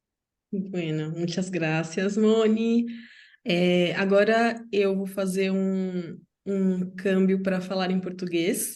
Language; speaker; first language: Portuguese; non-native, fluent; Spanish